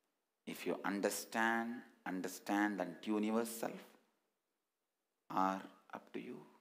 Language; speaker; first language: English; non-native, local second language; Tamil